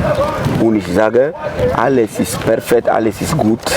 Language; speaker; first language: German; non-native, learner; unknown